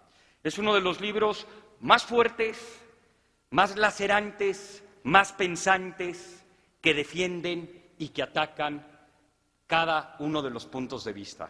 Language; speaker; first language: Spanish; native; Spanish